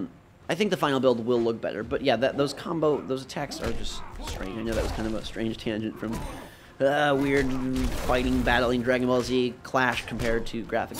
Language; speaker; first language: English; native; English